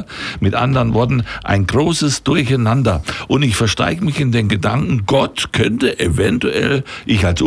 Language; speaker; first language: German; native; German